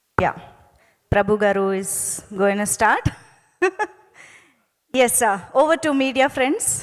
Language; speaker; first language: Telugu; native; Telugu